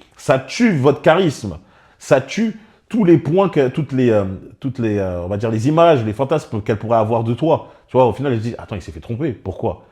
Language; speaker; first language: French; native; French